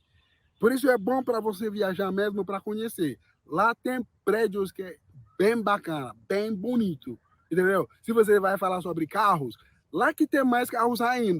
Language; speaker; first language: Portuguese; non-native, learner; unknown